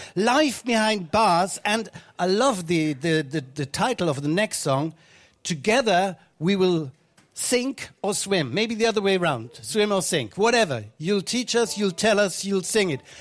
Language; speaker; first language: English; non-native, fluent; German